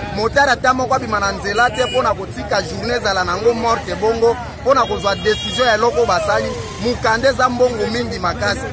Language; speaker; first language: Lingala; native; Lingala